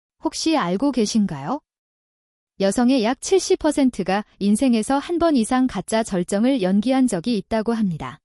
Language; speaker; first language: Korean; native; Korean